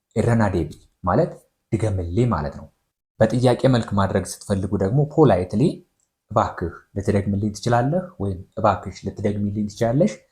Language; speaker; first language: Amharic; non-native, local second language; Oromo